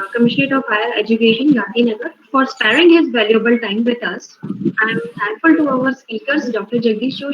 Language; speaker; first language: English; non-native, local second language; Gujarati